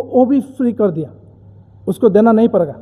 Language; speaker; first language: Hindi; non-native, learner; Bangla